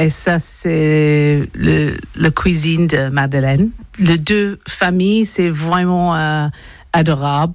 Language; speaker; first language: French; non-native, learner; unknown